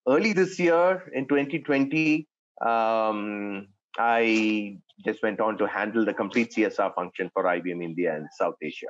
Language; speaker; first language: English; non-native, local second language; Tamil